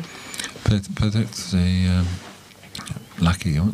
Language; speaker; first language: French; non-native, learner; English